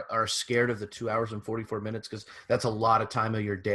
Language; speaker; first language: English; native; English